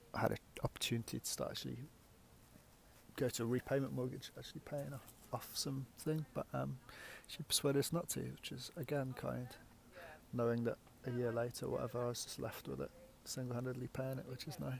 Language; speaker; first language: English; native; English